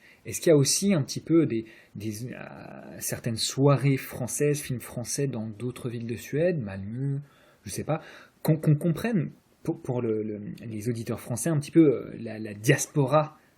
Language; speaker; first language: French; native; French